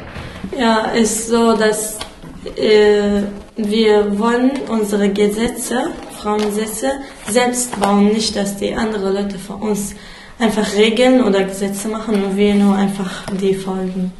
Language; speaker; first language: German; non-native, fluent; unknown